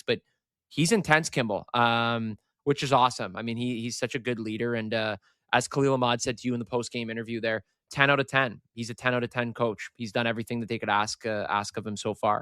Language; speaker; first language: English; native; English